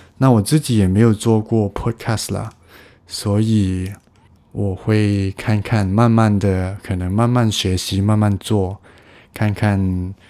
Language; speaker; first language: Chinese; non-native, local second language; Cantonese